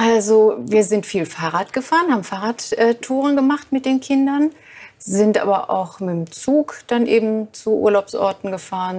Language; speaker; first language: German; native; German